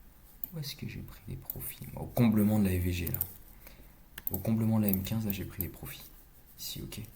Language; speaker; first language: French; native; French